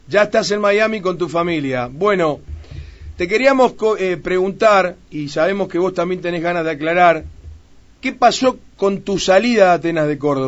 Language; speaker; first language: Spanish; native; Spanish